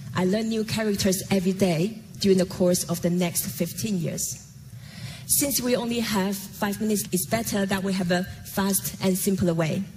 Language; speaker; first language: English; non-native, fluent; Chinese